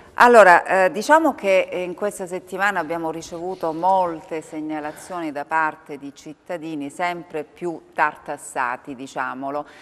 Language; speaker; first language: Italian; native; Italian